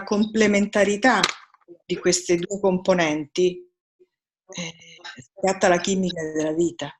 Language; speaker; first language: Italian; native; Italian